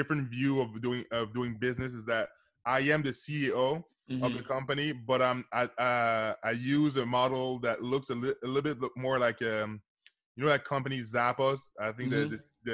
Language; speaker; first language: English; native; English